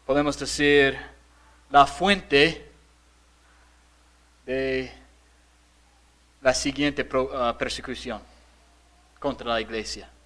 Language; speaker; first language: Spanish; non-native, fluent; English